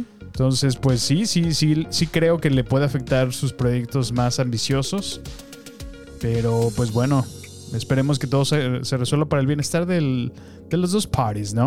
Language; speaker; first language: Spanish; native; Spanish